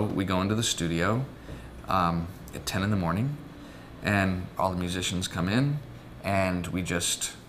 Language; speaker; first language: English; native; English